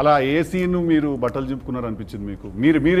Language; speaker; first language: Telugu; native; Telugu